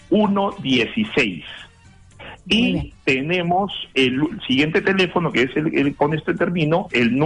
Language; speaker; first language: Spanish; native; Spanish